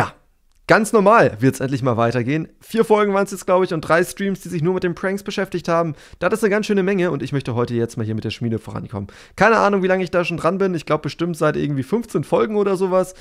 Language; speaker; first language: German; native; German